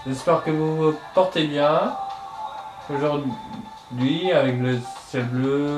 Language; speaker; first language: French; native; French